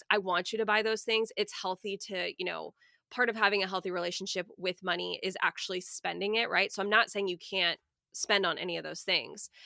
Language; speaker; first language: English; native; English